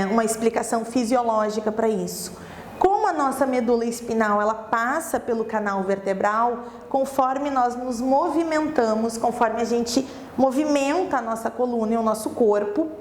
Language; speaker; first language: Portuguese; native; Portuguese